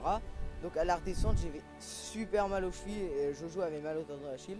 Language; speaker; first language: French; native; French